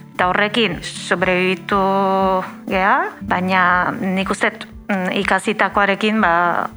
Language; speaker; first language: Basque; non-native, fluent; Italian